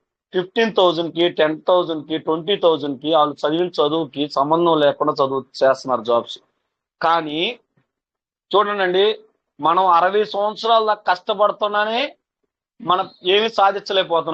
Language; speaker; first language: Telugu; native; Telugu